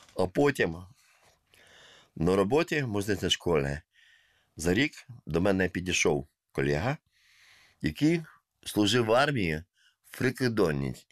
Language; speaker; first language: Ukrainian; non-native, local second language; Russian